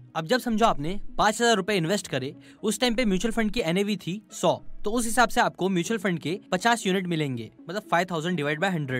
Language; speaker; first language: Hindi; native; Hindi